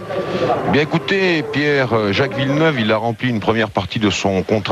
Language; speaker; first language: French; native; French